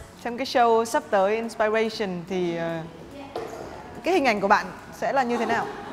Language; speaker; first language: Vietnamese; native; Vietnamese